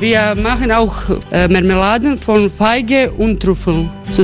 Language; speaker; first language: German; non-native, learner; Croatian